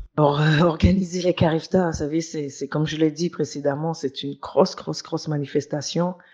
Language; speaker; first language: French; native; French